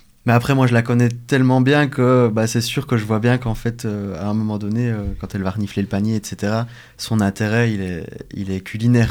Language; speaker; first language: French; native; French